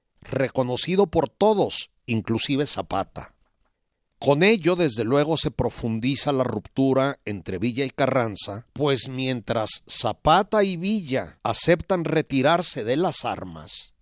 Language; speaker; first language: Spanish; native; Spanish